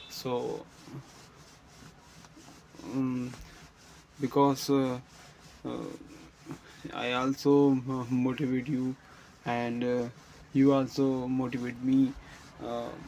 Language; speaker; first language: English; non-native, learner; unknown